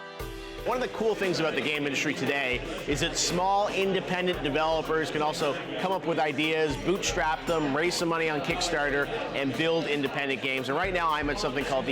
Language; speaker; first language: English; native; English